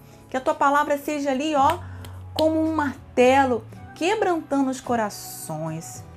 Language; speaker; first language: Portuguese; native; Portuguese